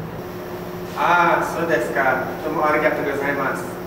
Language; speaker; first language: Japanese; non-native, learner; English